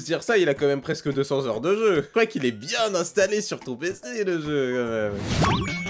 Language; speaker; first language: French; native; French